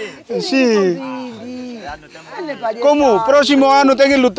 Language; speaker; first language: Portuguese; non-native, learner; Vietnamese